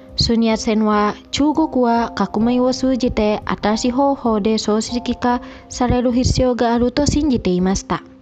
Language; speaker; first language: Japanese; non-native, fluent; Indonesian